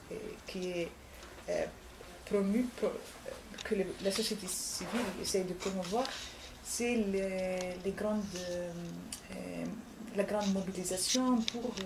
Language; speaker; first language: French; non-native, fluent; Arabic